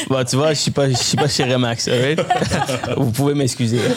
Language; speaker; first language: French; early bilingual, other home language; Tamil